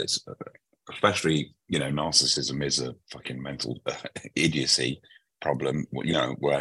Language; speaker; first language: English; native; English